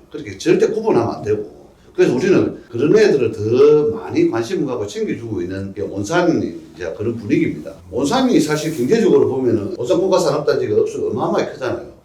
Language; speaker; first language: Korean; native; Korean